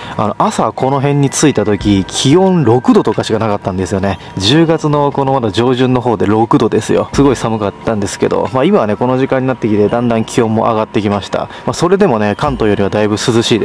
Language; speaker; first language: Japanese; native; Japanese